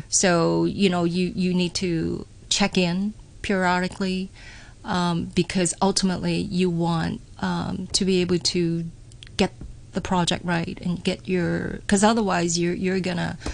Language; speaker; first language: English; native; English